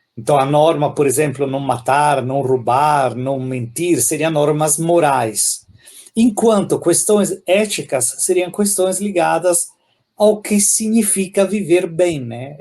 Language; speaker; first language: Portuguese; non-native, fluent; Italian